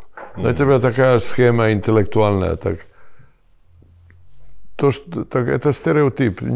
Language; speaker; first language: Russian; non-native, learner; Serbian